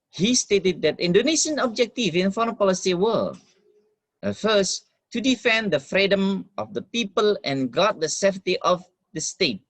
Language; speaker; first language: English; non-native, fluent; Indonesian